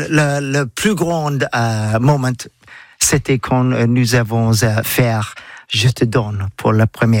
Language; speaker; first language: French; non-native, learner; English